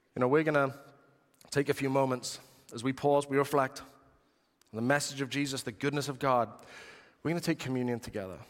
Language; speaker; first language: English; native; English